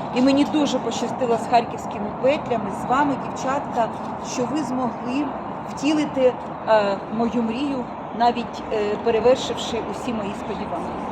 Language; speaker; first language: Ukrainian; native; Ukrainian